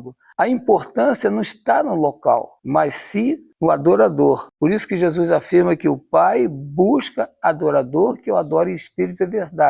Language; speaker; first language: Portuguese; native; Portuguese